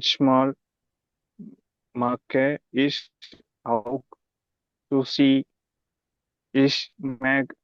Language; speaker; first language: German; non-native, learner; Tamil